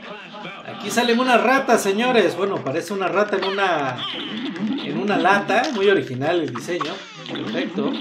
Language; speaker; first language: Spanish; native; Spanish